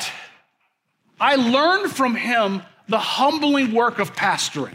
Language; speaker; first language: English; native; English